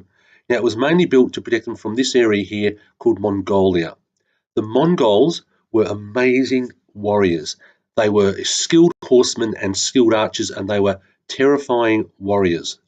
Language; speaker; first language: English; native; English